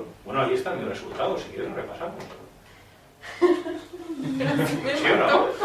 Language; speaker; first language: Spanish; native; Spanish